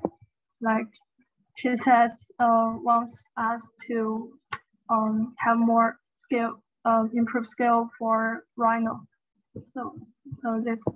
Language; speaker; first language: English; non-native, fluent; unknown